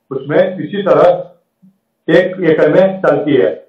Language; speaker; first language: Hindi; non-native, local second language; Gujarati